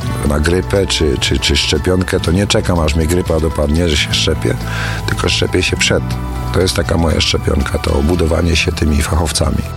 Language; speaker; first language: Polish; native; Polish